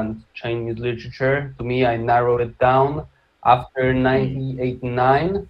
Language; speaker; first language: English; non-native, fluent; Polish